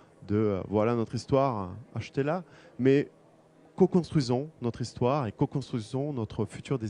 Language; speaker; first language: French; native; French